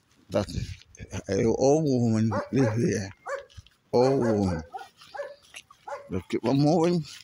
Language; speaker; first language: English; non-native, fluent; Spanish